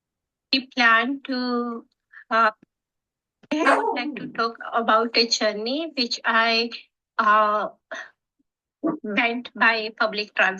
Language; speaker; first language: English; non-native, learner; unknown